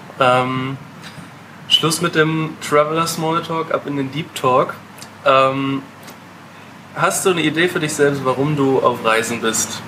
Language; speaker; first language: German; native; German